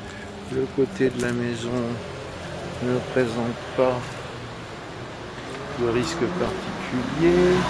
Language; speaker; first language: French; native; French